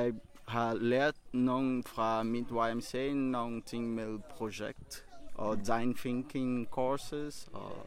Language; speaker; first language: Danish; non-native, learner; Portuguese